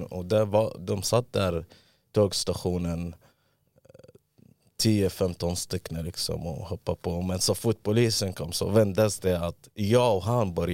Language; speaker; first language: Swedish; early bilingual, other home language; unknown